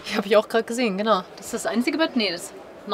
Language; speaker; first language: German; native; German